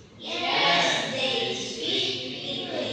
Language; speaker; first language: English; non-native, learner; Indonesian